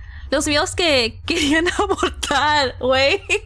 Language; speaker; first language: Spanish; early bilingual, heritage; Spanish